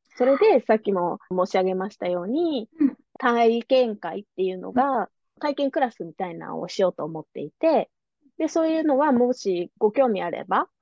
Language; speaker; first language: Japanese; native; Japanese